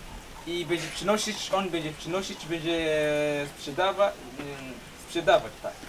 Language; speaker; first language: Polish; non-native, learner; Swahili